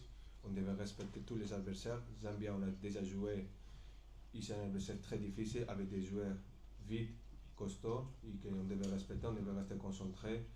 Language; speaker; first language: French; non-native, fluent; Spanish